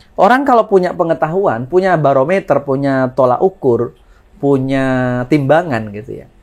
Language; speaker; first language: Indonesian; non-native, local second language; Madurese